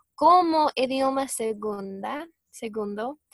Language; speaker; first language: Spanish; non-native, fluent; English